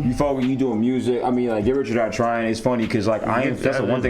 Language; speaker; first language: English; native; English